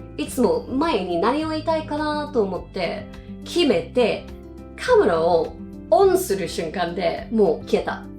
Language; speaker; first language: Japanese; non-native, learner; English